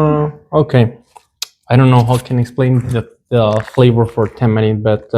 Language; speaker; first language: English; non-native, learner; Spanish